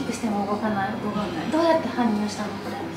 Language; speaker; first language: Japanese; native; Japanese